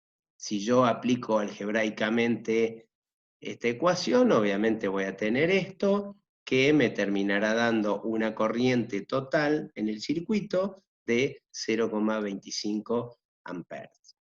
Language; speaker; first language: Spanish; native; Spanish